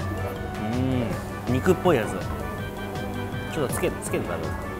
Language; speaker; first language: Japanese; native; Japanese